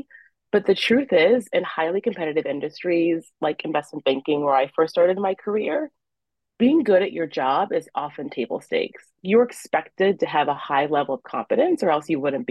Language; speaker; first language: English; native; English